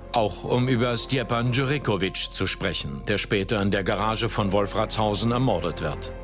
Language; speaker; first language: German; native; German